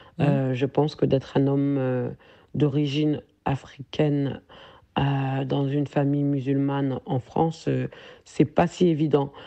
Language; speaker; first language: French; early bilingual, other home language; Soninke